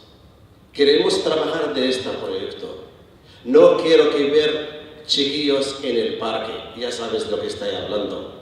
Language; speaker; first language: Spanish; non-native, learner; Arabic